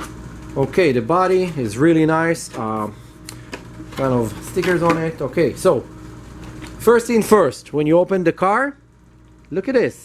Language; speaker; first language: English; non-native, fluent; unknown